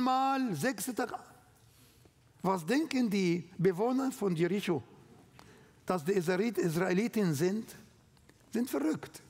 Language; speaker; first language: German; non-native, learner; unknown